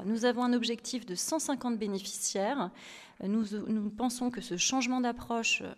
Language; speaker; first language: French; native; French